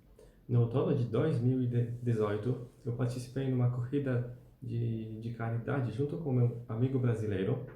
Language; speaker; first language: Portuguese; non-native, fluent; Polish